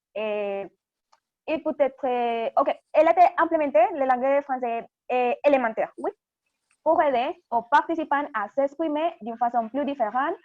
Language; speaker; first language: French; non-native, fluent; Spanish